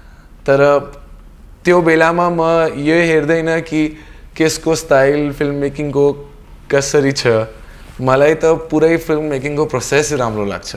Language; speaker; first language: Nepali; non-native, learner; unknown